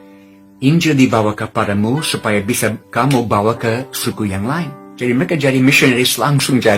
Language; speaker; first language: Indonesian; non-native, fluent; English